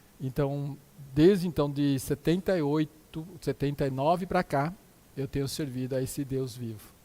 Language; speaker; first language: Portuguese; early bilingual, other home language; Min Nan Chinese